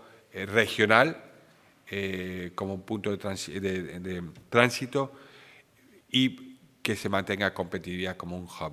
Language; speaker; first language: Spanish; non-native, fluent; English